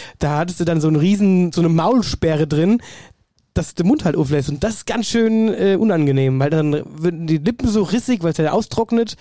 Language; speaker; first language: German; native; German